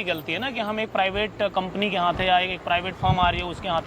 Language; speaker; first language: Hindi; native; Hindi